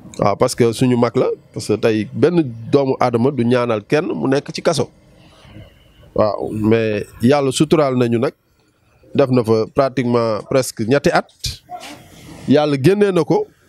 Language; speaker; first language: Wolof; native; Wolof